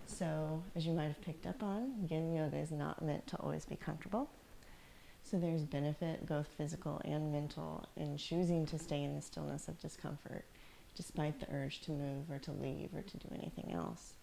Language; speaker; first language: English; native; English